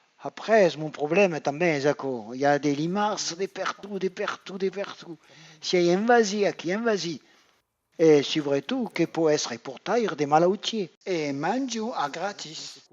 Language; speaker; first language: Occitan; native; Occitan